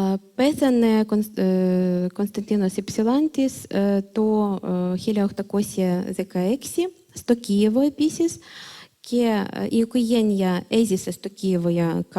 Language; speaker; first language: Greek; non-native, fluent; Ukrainian